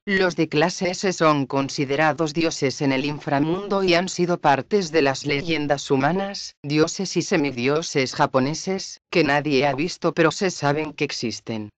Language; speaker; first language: Spanish; native; Spanish